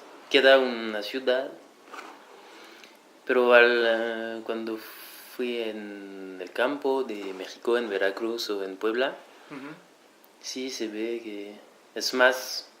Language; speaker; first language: Spanish; non-native, fluent; French